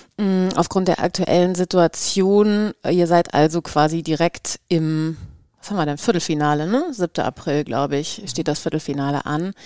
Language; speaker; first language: German; native; German